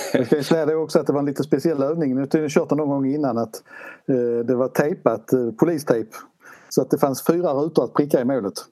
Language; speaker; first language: Swedish; native; Swedish